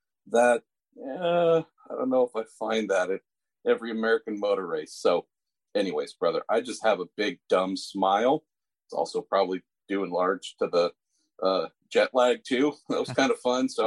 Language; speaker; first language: English; native; English